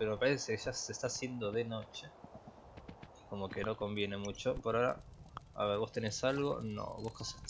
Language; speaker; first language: Spanish; native; Spanish